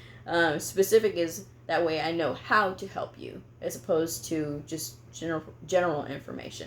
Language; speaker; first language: English; native; English